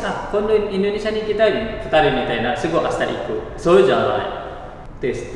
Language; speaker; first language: Japanese; non-native, learner; Indonesian